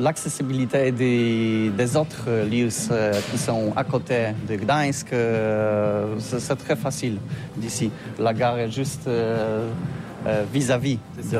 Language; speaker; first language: French; non-native, learner; Polish